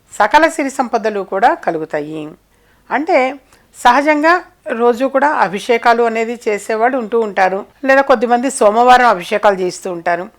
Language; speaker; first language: Telugu; native; Telugu